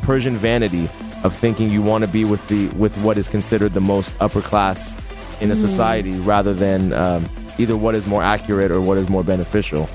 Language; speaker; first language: English; early bilingual, other home language; Persian